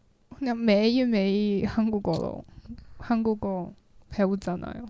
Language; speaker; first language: Korean; non-native, learner; Chinese